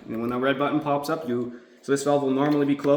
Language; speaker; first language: English; native; English